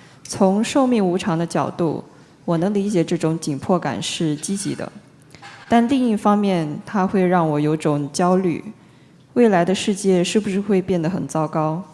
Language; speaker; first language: Chinese; native; Chinese